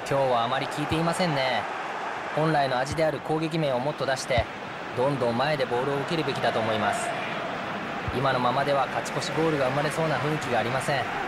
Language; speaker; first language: Japanese; native; Japanese